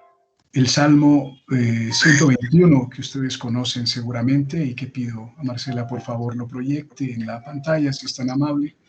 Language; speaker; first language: Spanish; native; Spanish